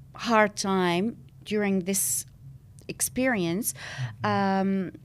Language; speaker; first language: English; non-native, fluent; Arabic